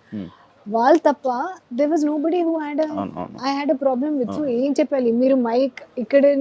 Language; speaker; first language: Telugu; non-native, learner; Hindi